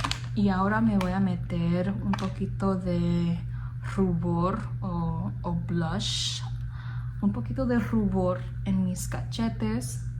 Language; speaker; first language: Spanish; non-native, fluent; English